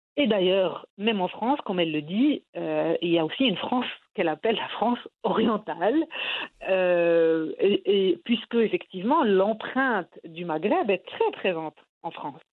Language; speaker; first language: French; non-native, local second language; Arabic